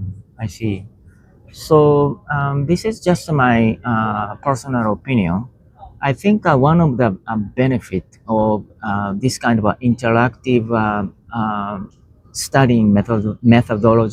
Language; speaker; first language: English; non-native, learner; Japanese